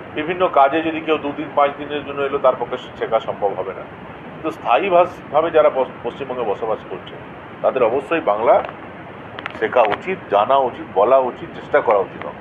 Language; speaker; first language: Bangla; non-native, local second language; Hindi